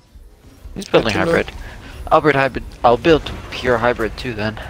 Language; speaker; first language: English; native; English